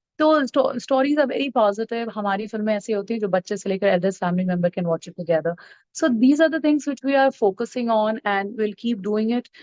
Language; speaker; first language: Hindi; non-native, local second language; Bhojpuri